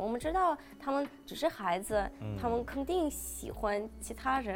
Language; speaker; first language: Chinese; non-native, fluent; Russian